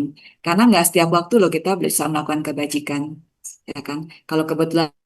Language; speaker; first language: Indonesian; native; Indonesian